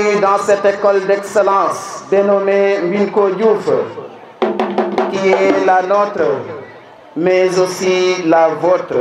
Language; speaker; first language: French; non-native, local second language; Serer